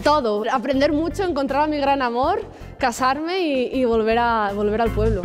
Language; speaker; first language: Spanish; native; Spanish